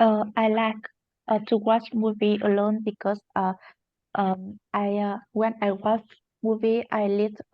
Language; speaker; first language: English; non-native, learner; Vietnamese